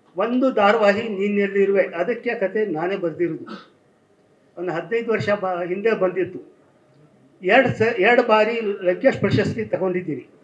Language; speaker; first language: Kannada; non-native, local second language; Urdu